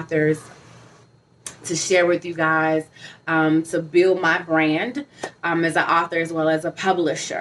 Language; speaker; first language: English; native; English